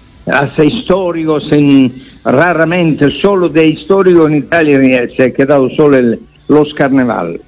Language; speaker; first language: Spanish; non-native, fluent; Italian